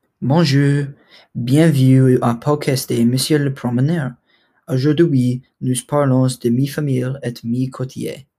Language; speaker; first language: French; non-native, learner; English